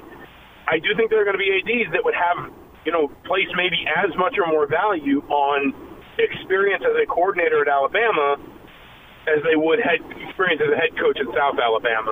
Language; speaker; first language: English; native; English